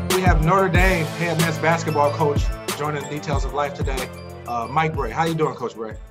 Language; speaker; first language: English; native; English